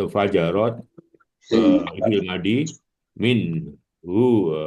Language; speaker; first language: Arabic; non-native, learner; Indonesian